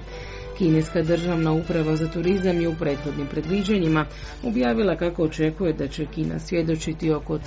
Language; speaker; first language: Croatian; native; Croatian